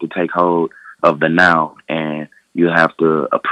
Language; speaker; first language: English; native; English